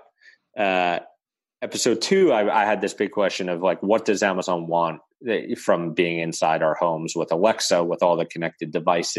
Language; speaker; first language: English; native; English